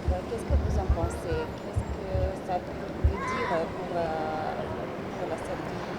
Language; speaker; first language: French; non-native, fluent; Bulgarian